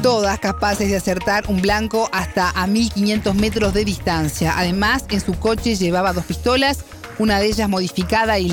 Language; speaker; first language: Spanish; native; Spanish